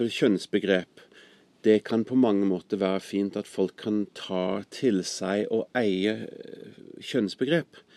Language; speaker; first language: Norwegian; non-native, fluent; English